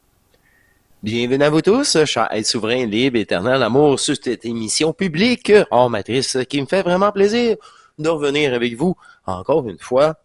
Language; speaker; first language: French; native; French